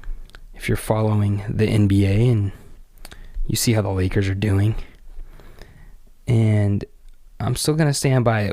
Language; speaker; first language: English; native; English